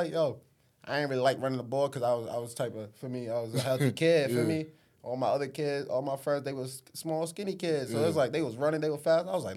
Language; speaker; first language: English; native; English